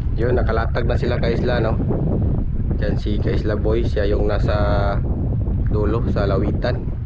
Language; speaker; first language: Filipino; non-native, local second language; Cebuano